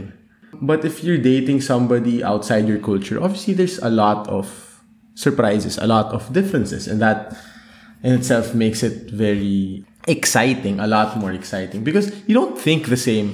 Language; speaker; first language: English; non-native, local second language; Filipino